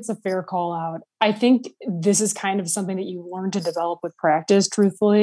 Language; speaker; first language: English; native; English